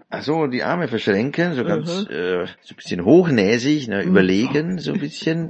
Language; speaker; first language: German; native; German